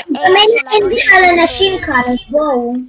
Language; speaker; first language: Hebrew; native; Hebrew